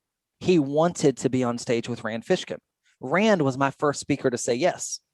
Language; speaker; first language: English; native; English